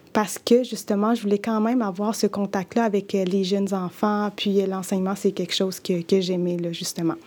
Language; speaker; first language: French; early bilingual, other home language; Spanish